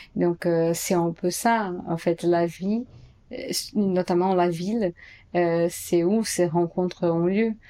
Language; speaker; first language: French; non-native, fluent; Portuguese